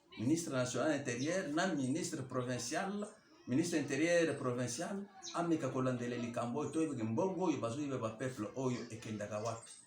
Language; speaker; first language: Lingala; non-native, local second language; Luba-Lulua